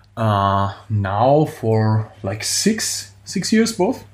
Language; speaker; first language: English; non-native, fluent; German